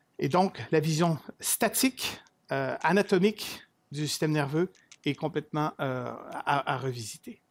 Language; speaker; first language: French; native; French